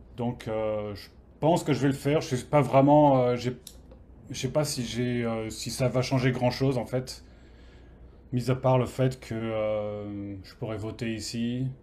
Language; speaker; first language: French; native; French